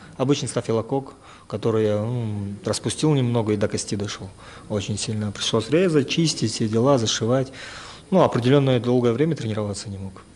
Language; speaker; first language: Russian; non-native, local second language; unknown